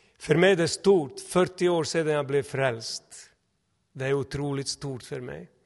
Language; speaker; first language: Swedish; non-native, fluent; Serbian